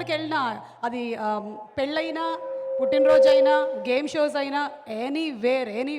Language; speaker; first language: Telugu; native; Telugu